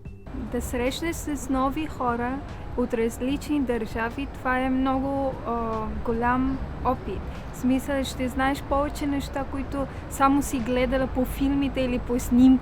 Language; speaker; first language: Bulgarian; non-native, learner; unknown